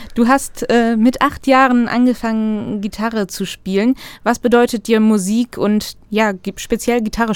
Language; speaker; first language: German; native; German